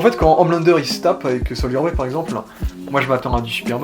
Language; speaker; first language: French; native; French